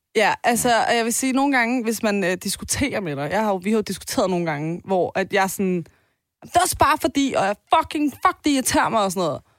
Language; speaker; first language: Danish; early bilingual, other home language; Turkish